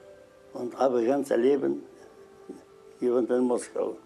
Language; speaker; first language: German; non-native, learner; Russian